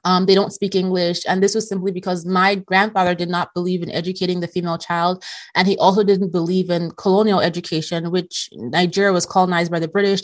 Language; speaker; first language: English; non-native, local second language; Yoruba